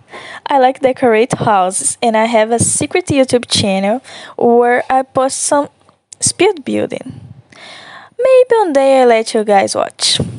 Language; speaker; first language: English; non-native, learner; Portuguese